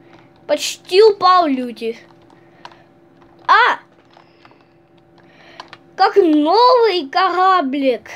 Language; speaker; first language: Russian; early bilingual, heritage; Russian